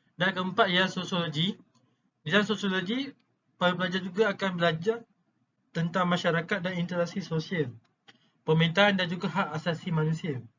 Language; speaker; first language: Malay; native; Malay